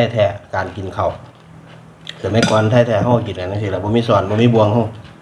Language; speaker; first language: Thai; native; Thai